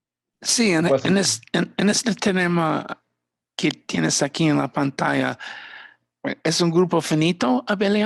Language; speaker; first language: Spanish; non-native, fluent; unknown